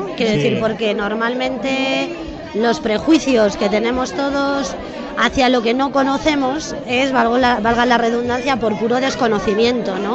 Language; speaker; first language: Spanish; native; Spanish